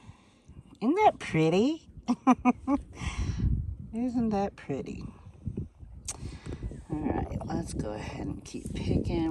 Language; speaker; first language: English; native; English